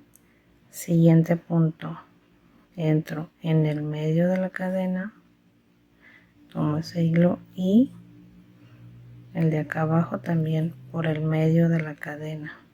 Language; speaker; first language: Spanish; native; Spanish